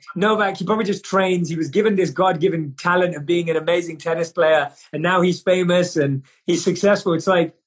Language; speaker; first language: English; native; English